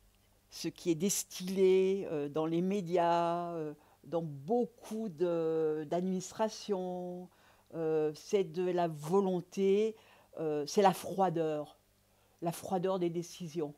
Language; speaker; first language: French; native; French